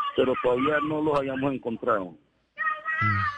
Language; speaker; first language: Spanish; native; Spanish